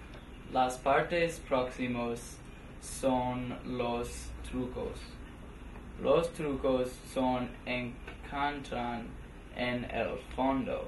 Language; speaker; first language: Spanish; non-native, learner; English